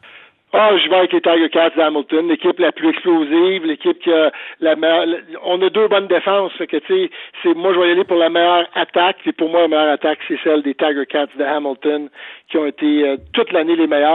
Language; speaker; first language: French; native; French